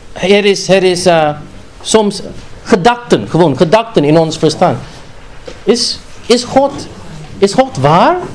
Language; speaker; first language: Dutch; non-native, fluent; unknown